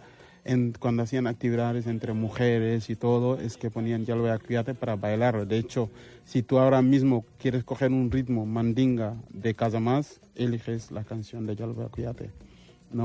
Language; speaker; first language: Spanish; non-native, fluent; Wolof